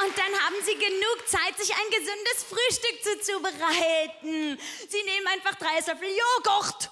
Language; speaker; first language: German; native; German